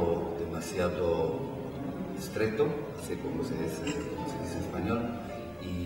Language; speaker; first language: Spanish; non-native, fluent; Italian